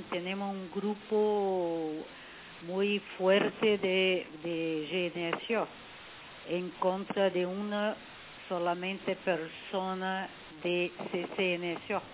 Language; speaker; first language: Spanish; non-native, fluent; Portuguese